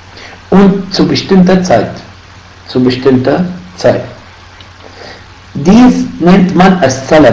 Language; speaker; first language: German; non-native, fluent; Arabic